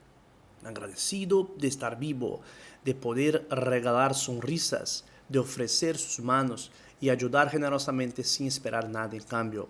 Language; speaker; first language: Spanish; non-native, fluent; Portuguese